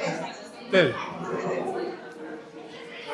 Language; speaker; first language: Italian; early bilingual, other home language; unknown